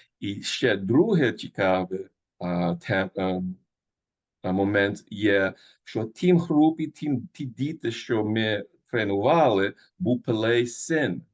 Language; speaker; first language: Ukrainian; early bilingual, heritage; Ukrainian